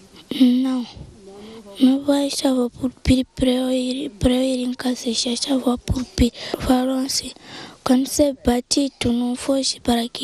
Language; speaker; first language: Portuguese; non-native, local second language; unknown